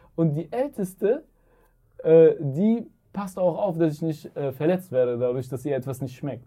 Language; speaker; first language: German; early bilingual, other home language; Arabic